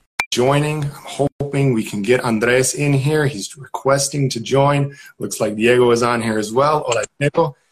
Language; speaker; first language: English; native; English